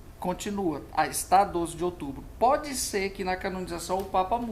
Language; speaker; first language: Portuguese; native; Portuguese